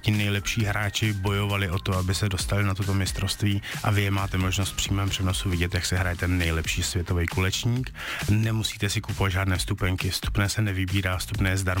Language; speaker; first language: Czech; native; Czech